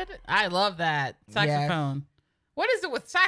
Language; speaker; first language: English; native; English